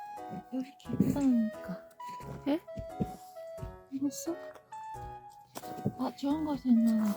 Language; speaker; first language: Korean; non-native, fluent; Japanese